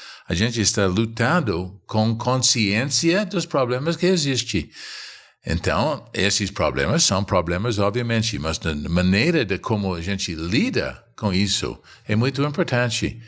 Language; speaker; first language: Portuguese; non-native, fluent; English